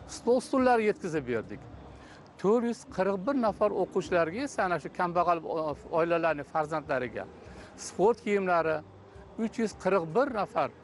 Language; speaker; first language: Uzbek; native; Uzbek